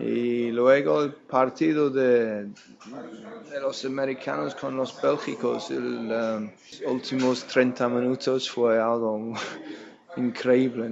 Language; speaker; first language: Spanish; non-native, fluent; English